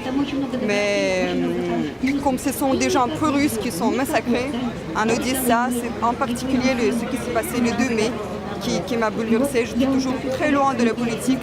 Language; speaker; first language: French; non-native, fluent; Russian